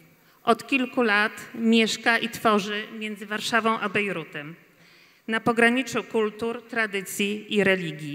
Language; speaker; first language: Polish; native; Polish